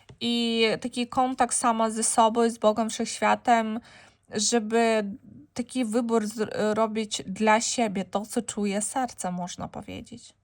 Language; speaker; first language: Polish; non-native, fluent; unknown